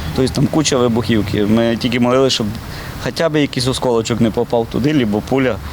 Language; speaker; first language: Ukrainian; native; Ukrainian